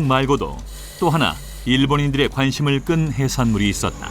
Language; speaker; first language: Korean; native; Korean